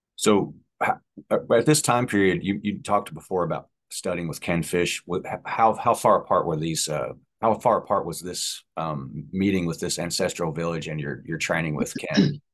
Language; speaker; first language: English; native; English